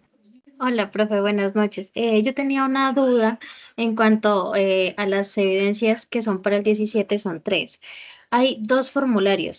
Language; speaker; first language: Spanish; native; Spanish